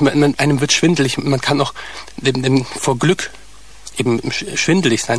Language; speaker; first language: German; native; German